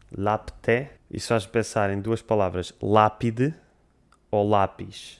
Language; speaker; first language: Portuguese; native; Portuguese